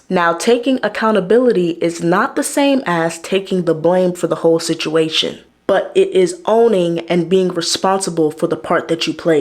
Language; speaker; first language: English; native; English